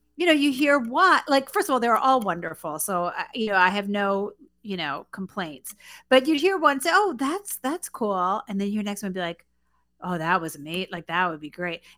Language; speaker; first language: English; native; English